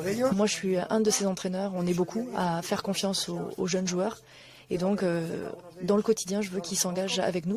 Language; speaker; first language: French; native; French